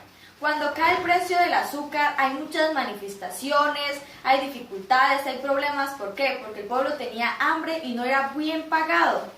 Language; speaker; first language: Spanish; native; Spanish